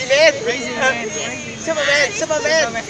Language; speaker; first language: English; non-native, learner; Vietnamese